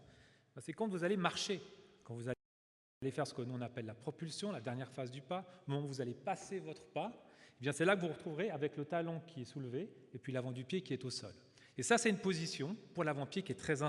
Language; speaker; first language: French; native; French